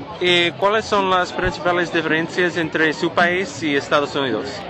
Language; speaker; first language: Spanish; non-native, learner; English